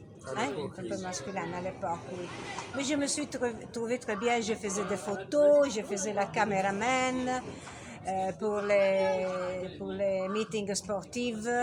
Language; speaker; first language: French; non-native, learner; Italian